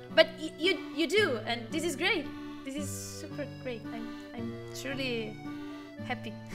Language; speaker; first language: English; non-native, learner; Italian